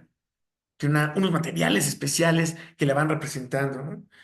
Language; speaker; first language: Spanish; native; Spanish